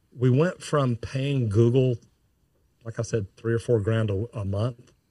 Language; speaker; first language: English; native; English